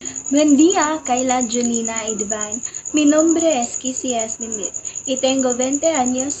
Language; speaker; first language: Spanish; non-native, learner; Cebuano